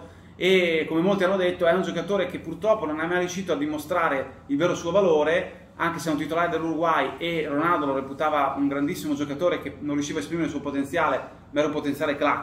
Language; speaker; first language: Italian; native; Italian